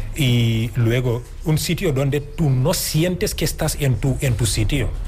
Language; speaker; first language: Spanish; non-native, fluent; Wolof